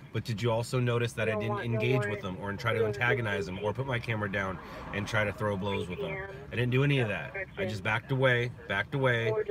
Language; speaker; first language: English; native; English